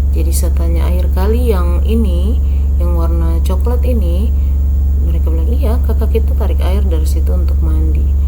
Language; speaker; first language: Indonesian; native; Indonesian